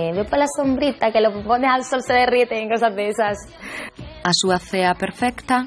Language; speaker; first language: Spanish; native; Spanish